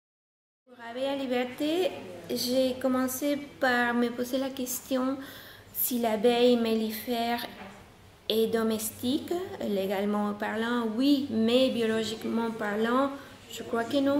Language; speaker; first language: French; non-native, fluent; Spanish